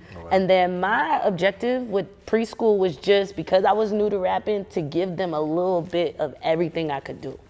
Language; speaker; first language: English; native; English